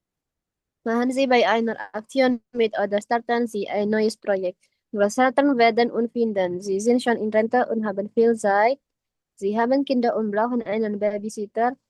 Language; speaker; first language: German; non-native, learner; Indonesian